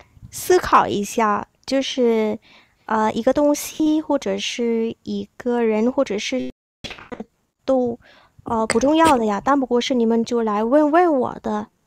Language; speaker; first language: Chinese; non-native, fluent; Vietnamese